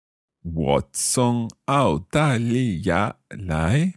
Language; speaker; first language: Chinese; non-native, learner; English